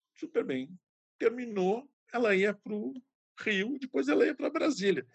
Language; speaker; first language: Portuguese; native; Portuguese